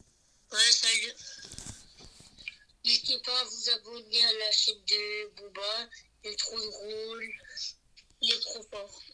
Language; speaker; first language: French; native; French